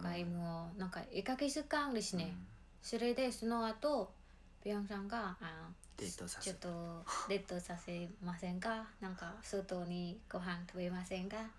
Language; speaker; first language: Japanese; non-native, learner; Mongolian